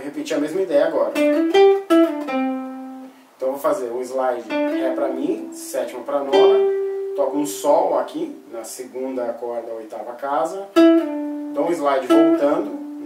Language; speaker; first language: Portuguese; native; Portuguese